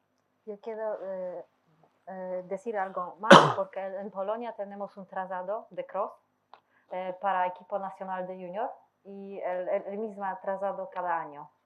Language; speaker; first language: Spanish; non-native, learner; Polish